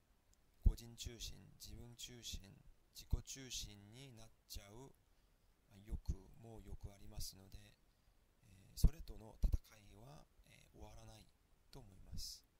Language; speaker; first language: Japanese; non-native, fluent; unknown